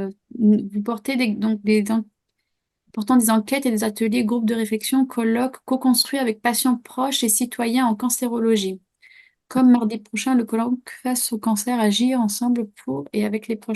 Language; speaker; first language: French; native; French